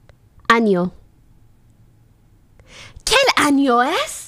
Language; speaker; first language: Spanish; non-native, learner; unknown